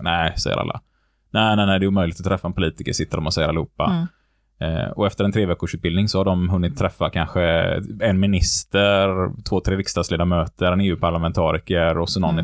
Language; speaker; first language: Swedish; native; Swedish